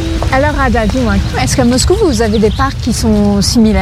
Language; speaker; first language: French; native; French